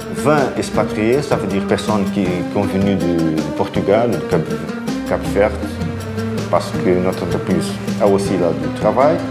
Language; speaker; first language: French; non-native, fluent; Portuguese